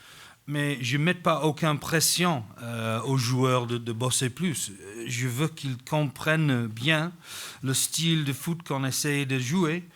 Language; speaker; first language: French; non-native, fluent; English